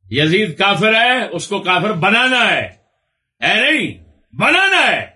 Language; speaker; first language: Urdu; non-native, local second language; Punjabi